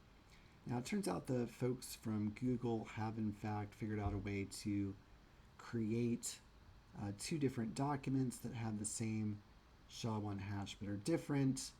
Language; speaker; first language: English; native; English